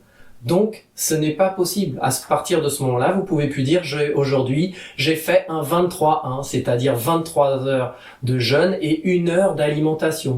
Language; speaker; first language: French; native; French